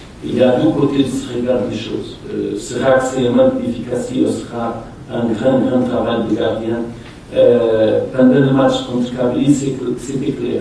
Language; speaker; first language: French; non-native, fluent; Portuguese